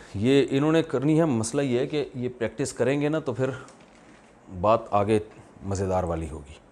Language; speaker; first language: Urdu; native; Urdu